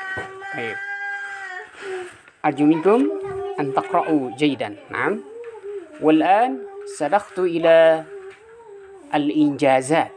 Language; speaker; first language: Arabic; non-native, fluent; Indonesian